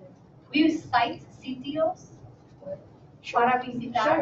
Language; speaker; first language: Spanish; non-native, fluent; English